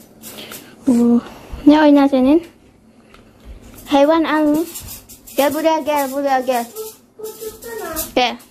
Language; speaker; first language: Turkish; non-native, learner; Indonesian